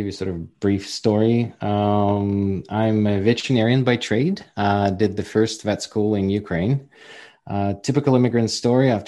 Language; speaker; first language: English; non-native, fluent; Ukrainian